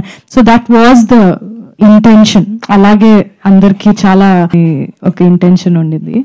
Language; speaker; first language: Telugu; non-native, fluent; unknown